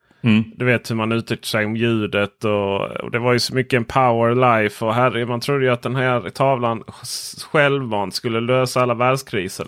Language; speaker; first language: Swedish; native; Swedish